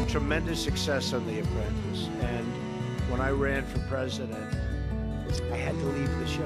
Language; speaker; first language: English; native; English